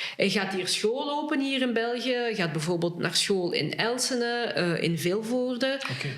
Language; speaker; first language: Dutch; early bilingual, other home language; Lingala